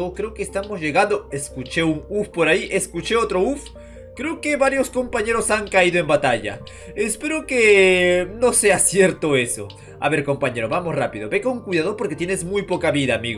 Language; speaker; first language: Spanish; native; Spanish